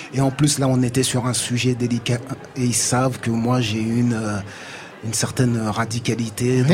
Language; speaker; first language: French; native; French